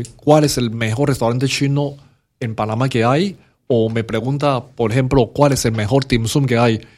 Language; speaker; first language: Spanish; early bilingual, other home language; Cantonese